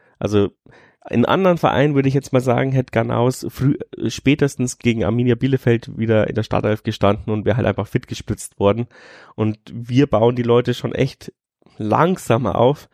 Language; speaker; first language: German; native; German